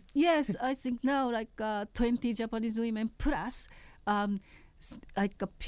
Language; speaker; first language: English; non-native, fluent; Japanese